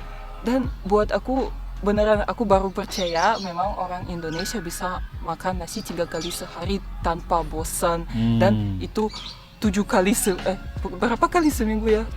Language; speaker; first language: Indonesian; non-native, fluent; Russian